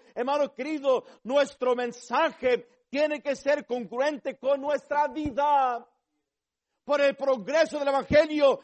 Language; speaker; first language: Spanish; early bilingual, heritage; Spanish